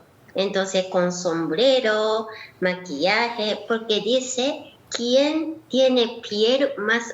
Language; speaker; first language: Spanish; non-native, learner; Japanese